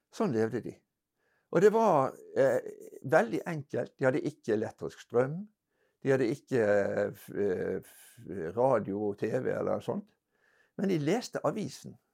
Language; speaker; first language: Norwegian; native; Norwegian